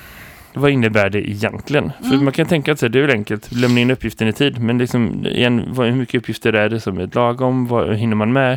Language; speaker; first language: Swedish; native; Swedish